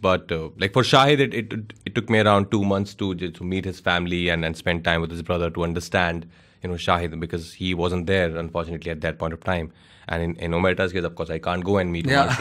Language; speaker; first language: English; non-native, local second language; Hindi